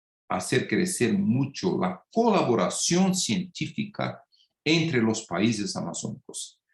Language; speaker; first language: Spanish; non-native, fluent; Portuguese